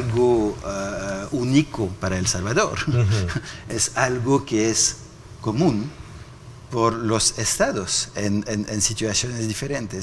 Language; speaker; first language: Spanish; non-native, fluent; French